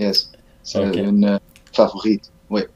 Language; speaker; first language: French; non-native, learner; Dutch